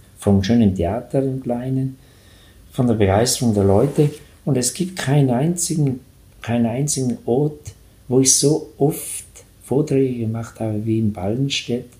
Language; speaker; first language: German; native; German